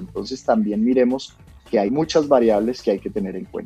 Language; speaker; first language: Spanish; native; Spanish